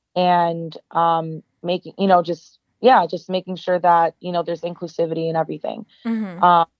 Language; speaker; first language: English; native; English